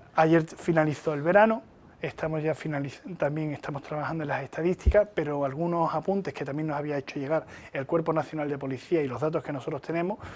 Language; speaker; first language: Spanish; native; Spanish